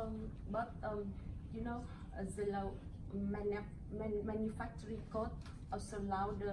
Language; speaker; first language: English; non-native, learner; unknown